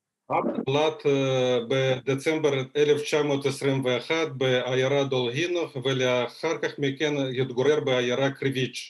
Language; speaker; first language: Hebrew; non-native, fluent; Russian